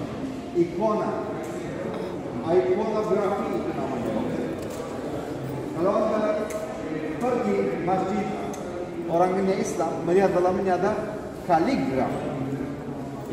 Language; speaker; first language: Indonesian; non-native, fluent; Turkish